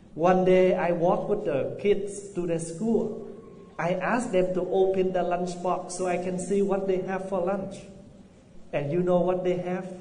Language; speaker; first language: English; non-native, fluent; Vietnamese